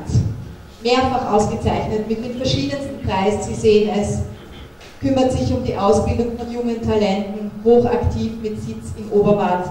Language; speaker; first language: German; native; German